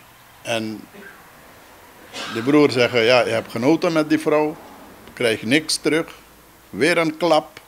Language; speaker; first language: Dutch; non-native, local second language; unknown